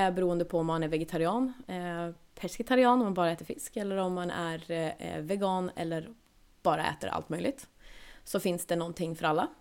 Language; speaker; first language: Swedish; native; Swedish